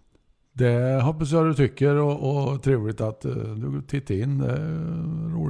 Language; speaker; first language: Swedish; native; Swedish